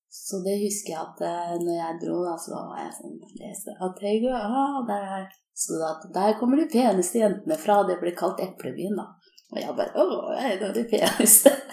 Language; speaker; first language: Norwegian; early bilingual, other home language; Korean